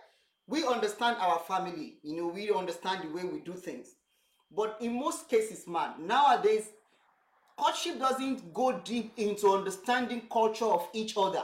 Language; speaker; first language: English; non-native, local second language; Yoruba